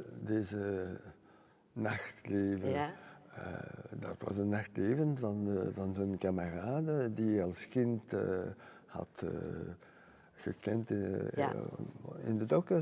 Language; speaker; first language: Dutch; non-native, local second language; French